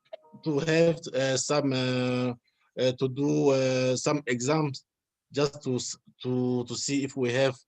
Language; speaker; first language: English; non-native, learner; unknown